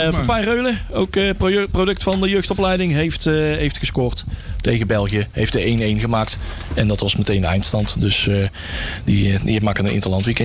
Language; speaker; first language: Dutch; native; Dutch